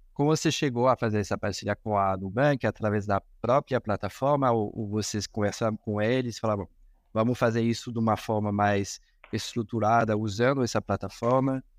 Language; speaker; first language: Portuguese; non-native, fluent; Spanish